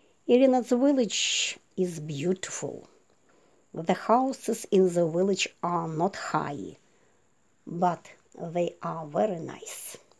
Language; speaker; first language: English; non-native, fluent; Ukrainian